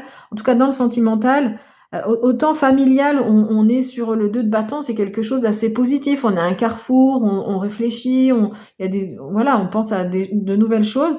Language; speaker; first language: French; native; French